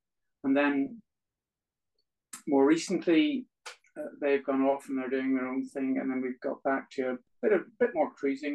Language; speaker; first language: English; native; English